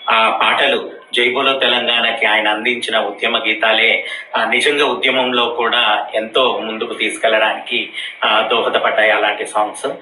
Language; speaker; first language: Telugu; native; Telugu